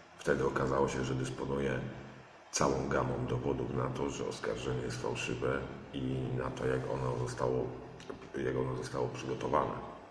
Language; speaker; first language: Polish; native; Polish